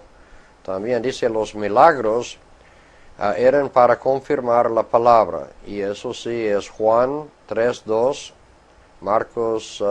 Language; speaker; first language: Spanish; non-native, fluent; English